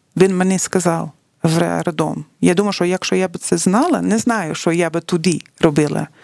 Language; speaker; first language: Ukrainian; non-native, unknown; Dutch